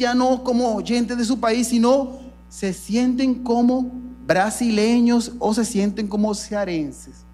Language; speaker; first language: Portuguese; non-native, learner; Spanish